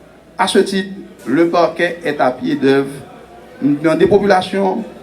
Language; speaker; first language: French; non-native, local second language; Haitian Creole